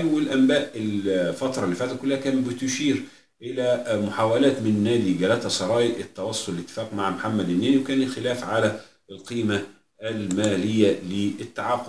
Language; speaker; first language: Arabic; native; Arabic